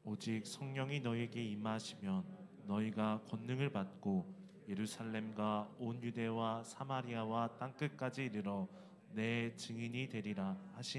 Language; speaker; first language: Korean; native; Korean